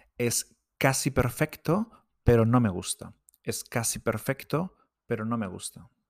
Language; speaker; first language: Spanish; non-native, fluent; English